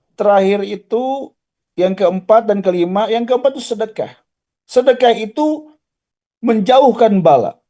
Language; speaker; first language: Indonesian; native; Indonesian